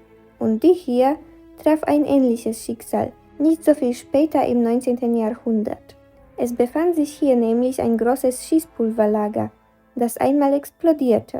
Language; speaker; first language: German; non-native, fluent; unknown